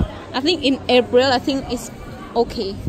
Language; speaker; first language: English; non-native, fluent; Khmer